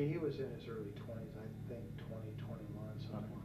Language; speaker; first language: English; native; English